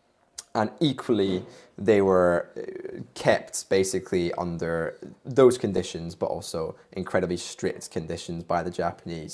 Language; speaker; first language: English; native; English